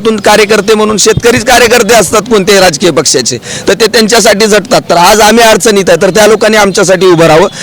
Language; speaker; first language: Marathi; native; Marathi